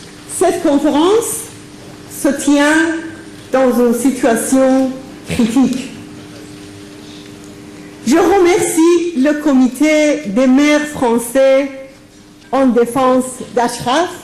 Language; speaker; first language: French; non-native, fluent; Persian